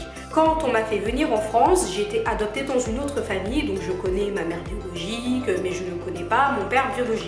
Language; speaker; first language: French; native; French